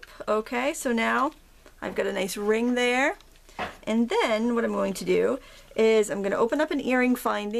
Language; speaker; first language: English; native; English